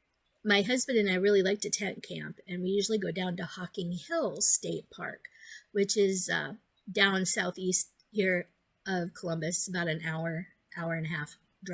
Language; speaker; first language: English; native; English